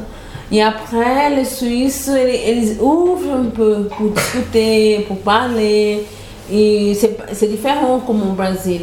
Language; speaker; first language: French; non-native, learner; Portuguese